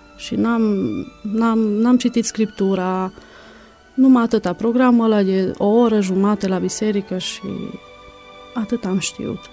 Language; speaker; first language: Romanian; non-native, local second language; Hungarian